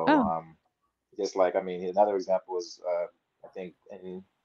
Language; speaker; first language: English; native; English